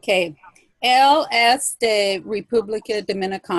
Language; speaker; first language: Spanish; non-native, learner; English